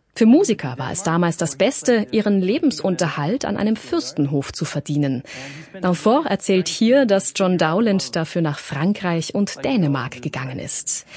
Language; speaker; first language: German; native; German